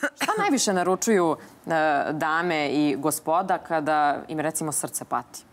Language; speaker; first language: Serbian; native; Serbian